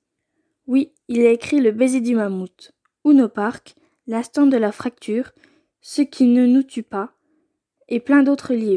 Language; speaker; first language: French; native; French